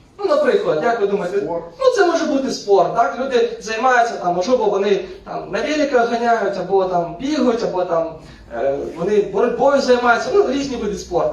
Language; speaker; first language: Ukrainian; non-native, local second language; Russian